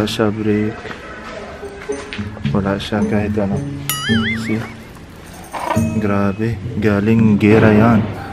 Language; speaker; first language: Filipino; non-native, learner; Arabic